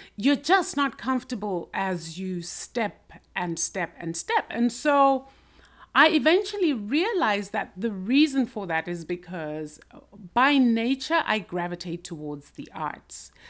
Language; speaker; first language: English; non-native, local second language; Shona